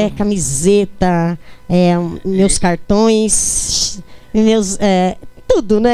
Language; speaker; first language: Portuguese; native; Portuguese